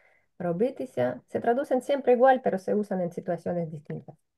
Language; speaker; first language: Spanish; non-native, fluent; Ukrainian